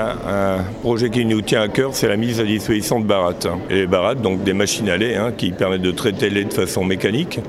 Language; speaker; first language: French; native; French